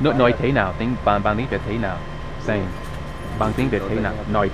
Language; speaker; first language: Vietnamese; non-native, learner; English